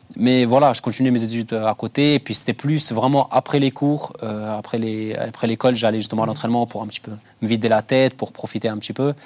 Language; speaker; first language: French; early bilingual, other home language; Albanian